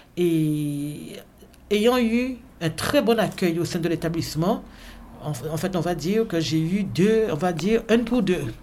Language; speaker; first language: French; native; French